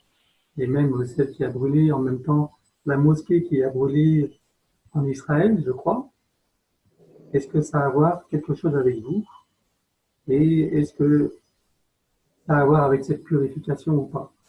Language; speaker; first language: French; native; French